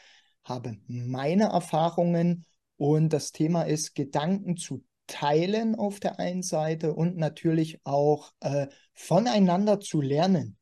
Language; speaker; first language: German; native; German